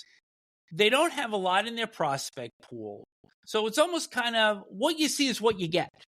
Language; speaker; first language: English; native; English